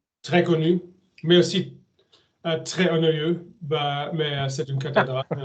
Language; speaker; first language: French; non-native, learner; German